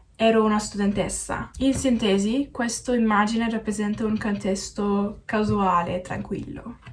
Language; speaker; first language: Italian; non-native, learner; English